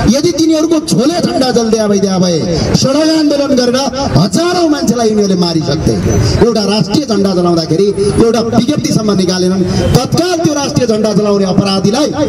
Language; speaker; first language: Nepali; native; Nepali